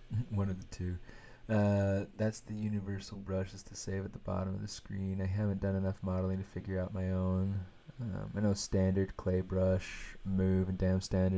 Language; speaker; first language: English; native; English